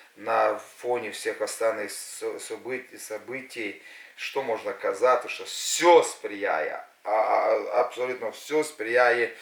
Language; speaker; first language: Ukrainian; non-native, local second language; Russian